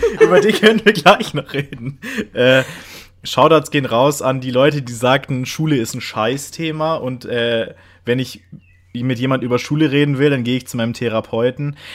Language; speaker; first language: German; native; German